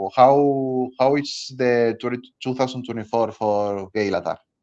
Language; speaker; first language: English; non-native, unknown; Spanish